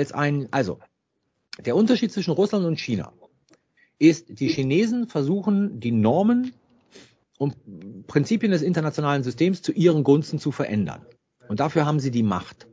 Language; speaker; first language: German; native; German